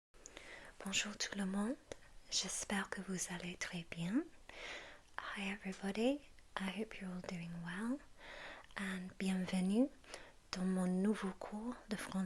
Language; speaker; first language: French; non-native, learner; English